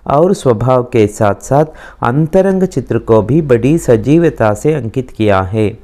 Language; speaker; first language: Hindi; non-native, local second language; Kannada